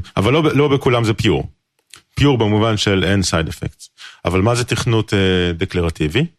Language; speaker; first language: Hebrew; native; Hebrew